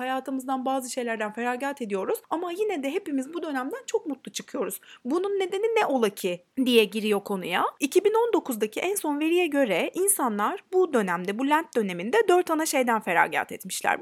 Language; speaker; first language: Turkish; native; Turkish